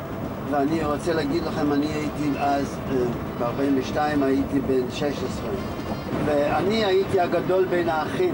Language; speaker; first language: Hebrew; non-native, fluent; Yiddish